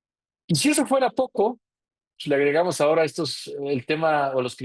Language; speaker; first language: Spanish; native; Spanish